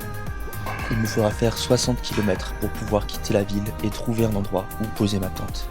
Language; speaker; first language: French; native; French